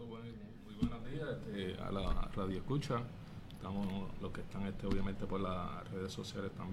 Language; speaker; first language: Spanish; native; Spanish